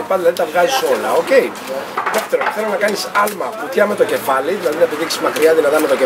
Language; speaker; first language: Greek; native; Greek